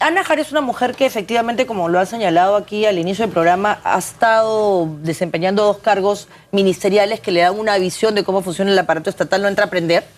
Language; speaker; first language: Spanish; native; Spanish